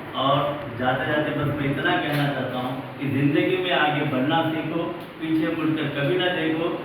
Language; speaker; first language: Hindi; non-native, local second language; Marathi